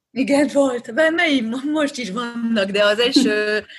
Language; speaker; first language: Hungarian; non-native, fluent; French